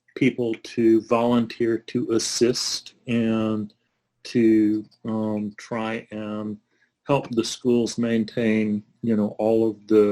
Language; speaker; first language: English; native; English